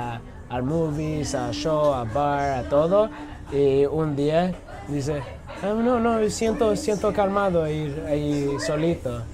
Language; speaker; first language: Spanish; non-native, learner; English